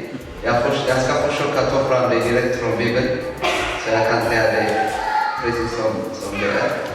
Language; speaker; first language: Swedish; non-native, fluent; Tigrinya